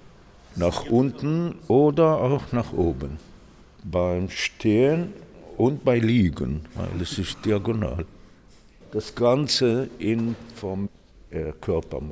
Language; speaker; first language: German; non-native, fluent; Hebrew